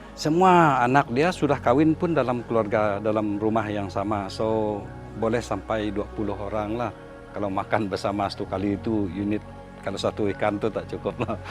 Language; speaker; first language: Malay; non-native, local second language; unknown